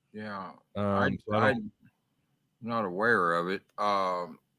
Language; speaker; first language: English; native; English